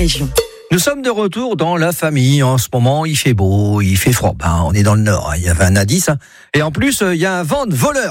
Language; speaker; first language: French; native; French